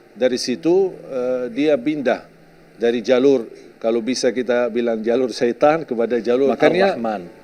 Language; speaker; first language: Indonesian; non-native, fluent; Arabic